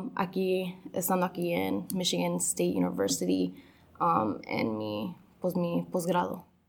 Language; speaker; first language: Spanish; early bilingual, heritage; Spanish